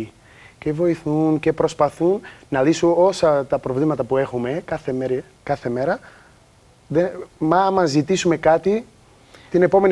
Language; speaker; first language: Greek; non-native, learner; Portuguese